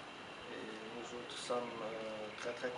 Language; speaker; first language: French; non-native, learner; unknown